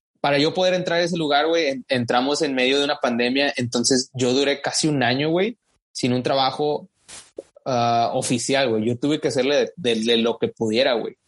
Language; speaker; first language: Spanish; native; Spanish